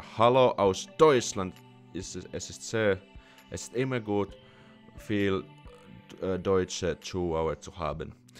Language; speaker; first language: German; non-native, fluent; Finnish